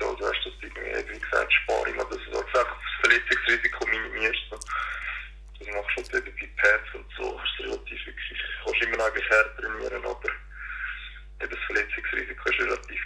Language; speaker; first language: German; native; German